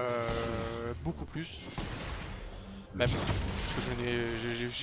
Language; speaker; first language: French; native; French